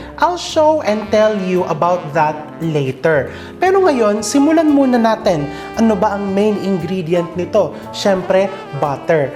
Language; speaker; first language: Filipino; native; Filipino